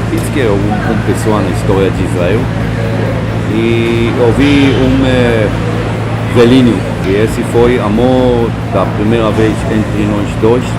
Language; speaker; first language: Portuguese; non-native, fluent; Hebrew